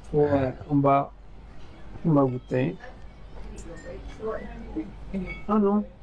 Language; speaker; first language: French; non-native, learner; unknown